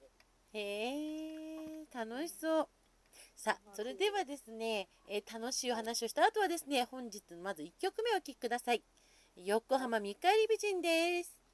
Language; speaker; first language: Japanese; native; Japanese